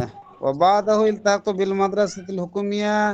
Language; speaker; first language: Arabic; non-native, learner; Bangla